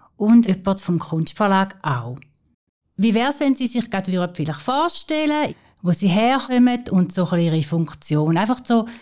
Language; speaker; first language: German; native; German